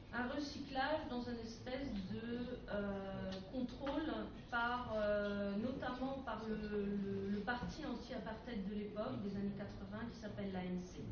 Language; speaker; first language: French; native; French